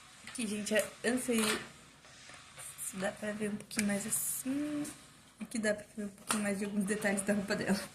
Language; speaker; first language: Portuguese; native; Portuguese